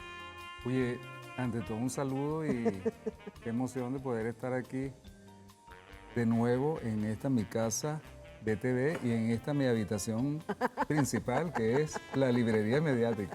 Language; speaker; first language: Spanish; native; Spanish